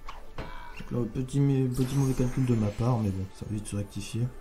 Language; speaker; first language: French; native; French